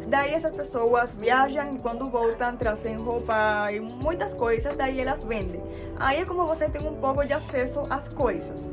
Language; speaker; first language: Portuguese; non-native, fluent; Spanish